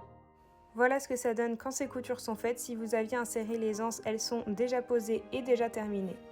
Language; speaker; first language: French; native; French